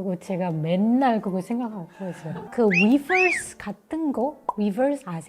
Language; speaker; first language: Korean; non-native, fluent; Indonesian